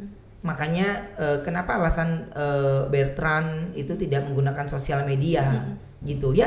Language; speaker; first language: Indonesian; native; Indonesian